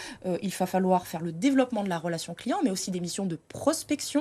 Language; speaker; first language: French; native; French